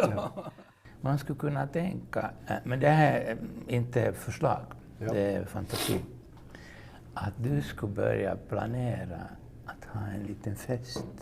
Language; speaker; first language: Swedish; non-native, local second language; Finnish